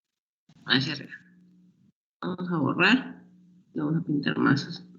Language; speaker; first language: Spanish; native; Spanish